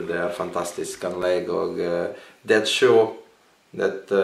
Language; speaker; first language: Norwegian; non-native, learner; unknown